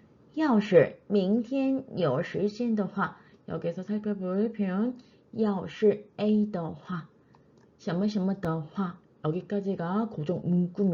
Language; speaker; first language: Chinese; non-native, fluent; Korean